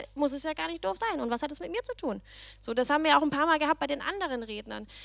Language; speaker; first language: German; non-native, fluent; Danish